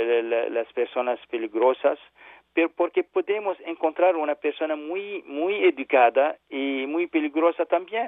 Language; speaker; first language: Spanish; non-native, learner; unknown